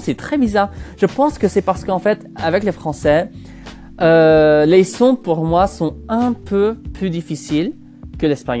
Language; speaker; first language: French; non-native, local second language; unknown